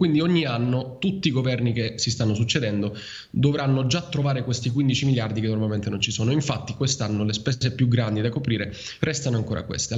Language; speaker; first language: Italian; native; Italian